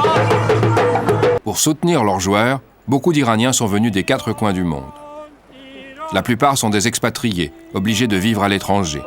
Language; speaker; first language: French; native; French